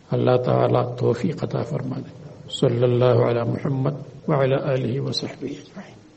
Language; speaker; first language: Urdu; native; Urdu